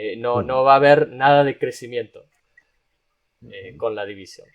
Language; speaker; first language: Spanish; non-native, fluent; English